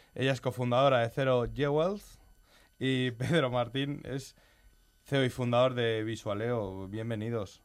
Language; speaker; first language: Spanish; native; Spanish